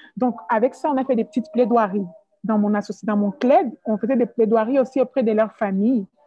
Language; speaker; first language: French; non-native, local second language; Swahili